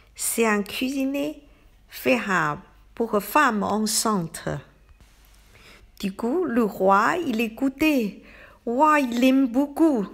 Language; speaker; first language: French; non-native, learner; Chinese